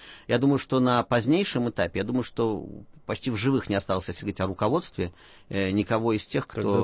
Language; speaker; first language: Russian; native; Russian